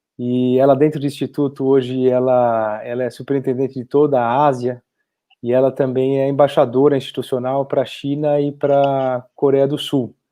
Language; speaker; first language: Portuguese; native; Portuguese